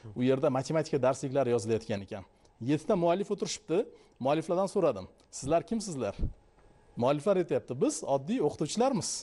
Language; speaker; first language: Uzbek; native; Uzbek